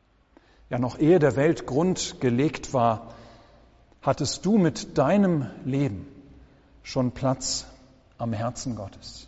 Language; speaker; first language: German; native; German